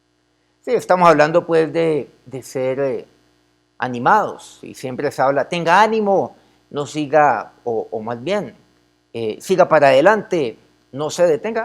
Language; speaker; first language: Spanish; native; Spanish